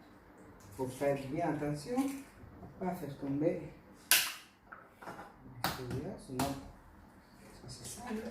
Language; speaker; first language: French; non-native, fluent; Italian